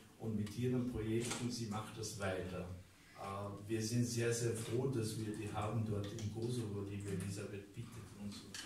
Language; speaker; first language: German; non-native, fluent; Albanian